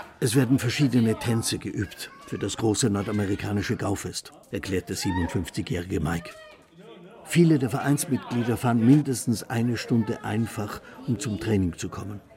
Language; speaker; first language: German; native; German